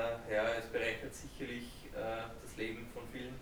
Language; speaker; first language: German; native; German